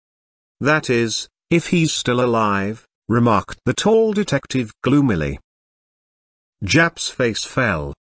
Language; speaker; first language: English; non-native, fluent; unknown